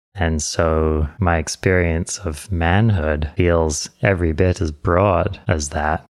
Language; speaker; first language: English; native; English